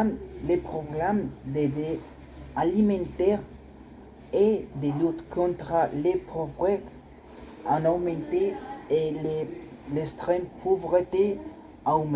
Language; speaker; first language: French; non-native, learner; Spanish